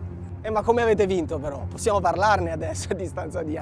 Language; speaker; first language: Italian; native; Italian